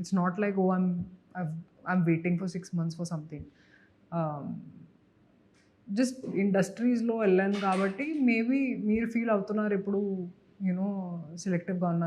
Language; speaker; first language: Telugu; non-native, fluent; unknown